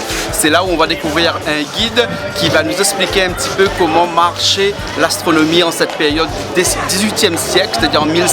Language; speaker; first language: French; native; French